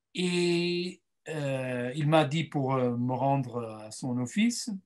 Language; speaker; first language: French; non-native, fluent; Portuguese